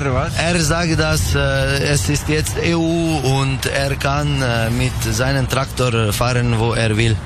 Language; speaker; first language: German; non-native, learner; Slovenian